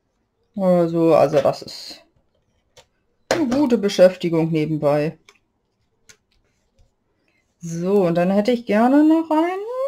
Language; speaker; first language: German; native; German